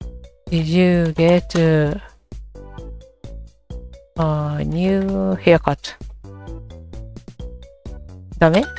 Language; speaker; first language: English; non-native, learner; Japanese